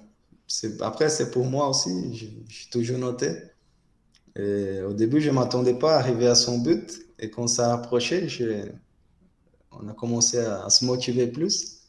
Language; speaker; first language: French; non-native, fluent; Portuguese